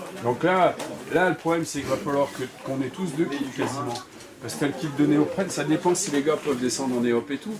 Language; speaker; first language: French; native; French